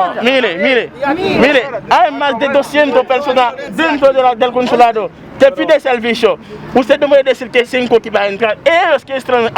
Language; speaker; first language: Spanish; non-native, learner; Haitian Creole